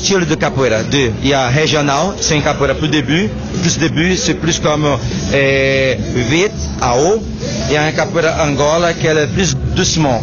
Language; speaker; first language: French; non-native, learner; Portuguese